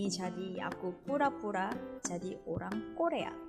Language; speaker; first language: Indonesian; non-native, fluent; Korean